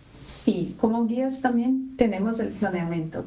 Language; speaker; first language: Spanish; non-native, fluent; Portuguese